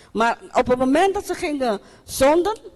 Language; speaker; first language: Dutch; non-native, local second language; Papiamento